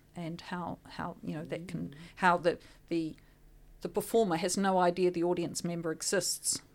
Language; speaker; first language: English; native; English